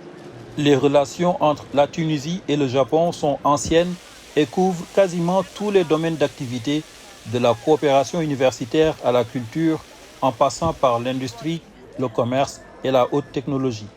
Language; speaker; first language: French; native; French